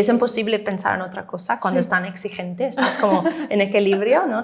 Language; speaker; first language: Spanish; non-native, fluent; English